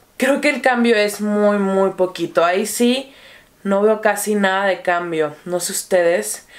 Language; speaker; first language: Spanish; native; Spanish